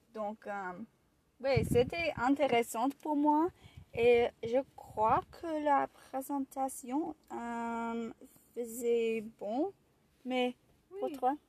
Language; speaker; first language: French; non-native, learner; English